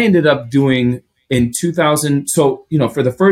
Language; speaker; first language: English; non-native, fluent; Greek